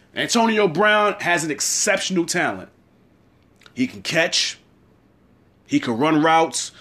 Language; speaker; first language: English; native; English